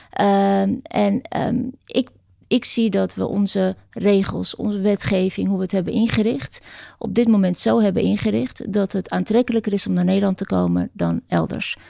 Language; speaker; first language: Dutch; early bilingual, other home language; Turkish